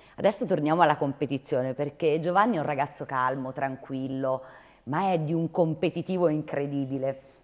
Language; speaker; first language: Italian; native; Italian